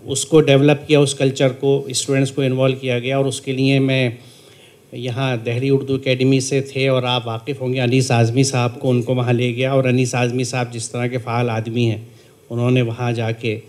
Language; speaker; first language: Urdu; native; Urdu